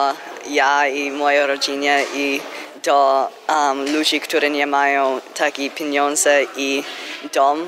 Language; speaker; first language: Polish; early bilingual, heritage; Polish